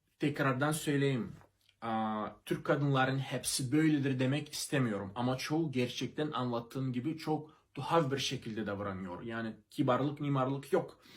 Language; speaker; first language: Turkish; non-native, fluent; Russian